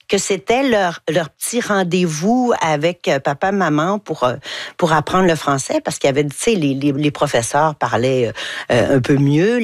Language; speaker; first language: French; native; French